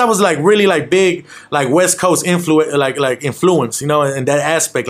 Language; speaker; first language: English; native; English